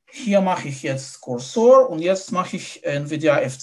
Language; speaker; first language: German; non-native, fluent; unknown